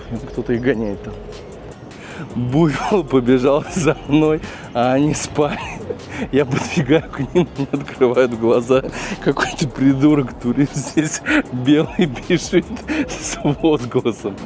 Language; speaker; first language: Russian; native; Russian